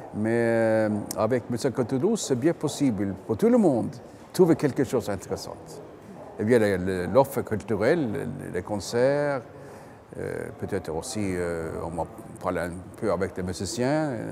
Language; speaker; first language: French; non-native, fluent; Norwegian